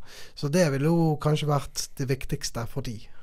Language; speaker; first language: Norwegian; native; Norwegian